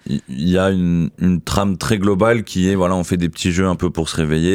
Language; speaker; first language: French; native; French